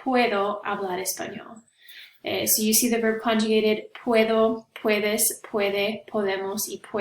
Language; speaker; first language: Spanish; non-native, fluent; English